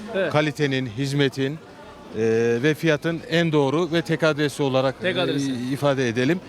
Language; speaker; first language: Turkish; native; Turkish